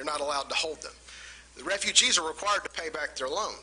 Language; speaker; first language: English; non-native, fluent; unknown